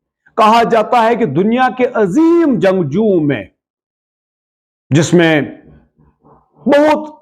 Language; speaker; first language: Urdu; native; Urdu